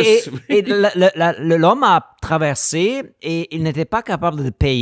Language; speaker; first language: French; non-native, learner; German